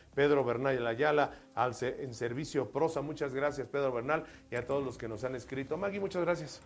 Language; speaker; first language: Spanish; native; Spanish